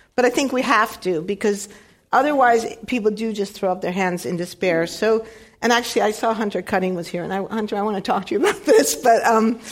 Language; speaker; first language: English; native; English